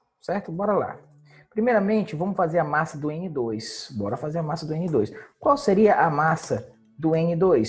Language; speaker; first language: Portuguese; native; Portuguese